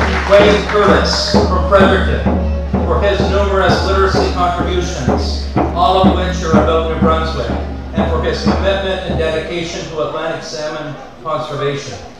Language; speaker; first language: English; native; English